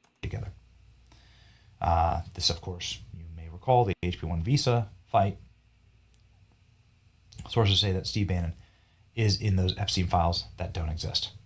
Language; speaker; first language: English; native; English